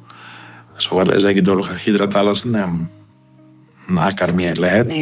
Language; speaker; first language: Hungarian; non-native, fluent; Greek